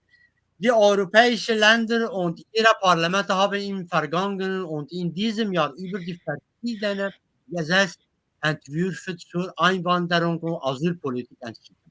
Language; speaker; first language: German; non-native, learner; Kurdish